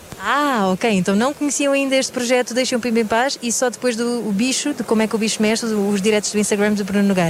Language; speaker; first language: Portuguese; native; Portuguese